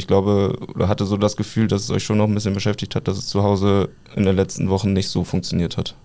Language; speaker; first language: German; native; German